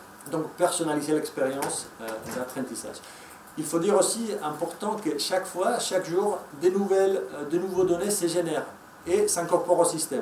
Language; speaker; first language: French; non-native, fluent; Spanish